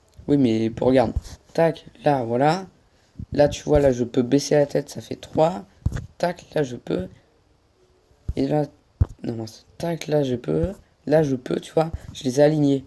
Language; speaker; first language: French; native; French